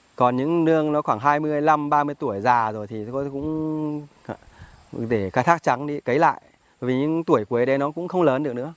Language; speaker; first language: Vietnamese; non-native, local second language; Iu Mien